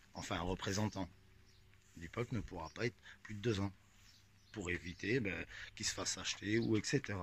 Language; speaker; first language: French; native; French